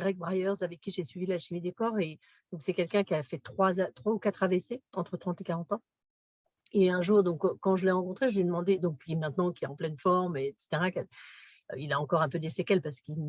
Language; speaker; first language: French; native; French